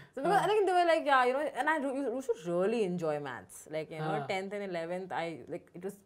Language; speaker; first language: English; non-native, local second language; Hindi